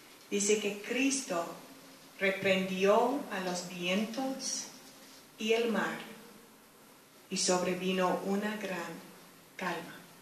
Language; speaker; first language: Spanish; non-native, fluent; English